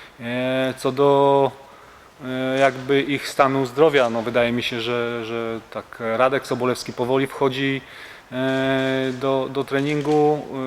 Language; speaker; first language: Polish; native; Polish